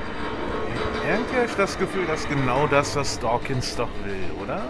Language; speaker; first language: German; native; German